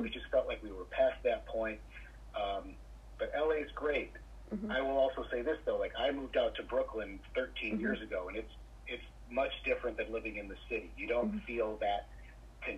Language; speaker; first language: English; native; English